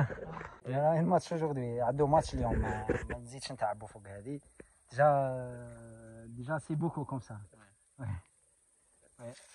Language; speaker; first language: French; non-native, local second language; Arabic